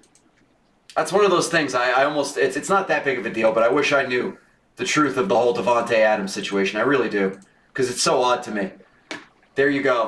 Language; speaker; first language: English; native; English